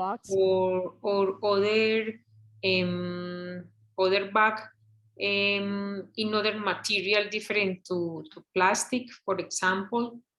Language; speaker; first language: English; non-native, learner; Spanish